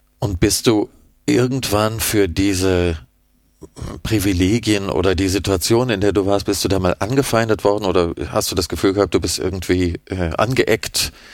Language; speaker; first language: German; native; German